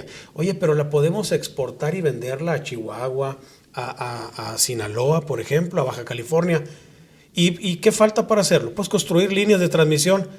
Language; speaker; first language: Spanish; native; Spanish